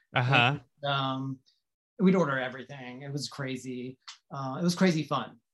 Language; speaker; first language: English; native; English